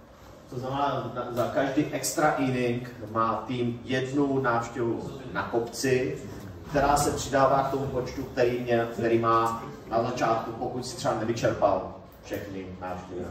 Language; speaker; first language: Czech; native; Czech